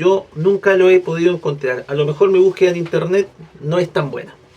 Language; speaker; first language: Spanish; native; Spanish